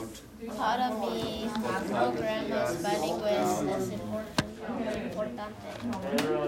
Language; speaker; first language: Spanish; non-native, learner; English